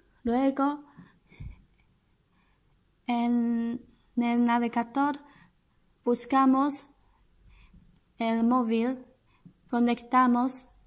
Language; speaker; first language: Spanish; non-native, learner; Chinese